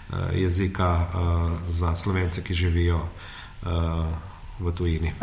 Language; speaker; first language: Slovenian; native; Slovenian